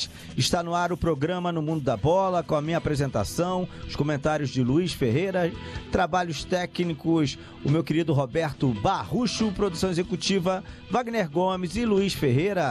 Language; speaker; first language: Portuguese; native; Portuguese